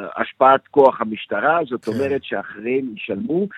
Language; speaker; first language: Hebrew; non-native, fluent; Portuguese